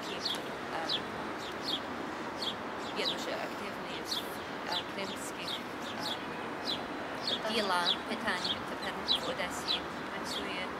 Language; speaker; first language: Ukrainian; early bilingual, heritage; Ukrainian